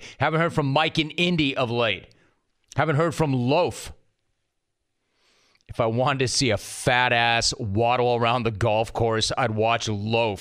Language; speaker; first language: English; native; English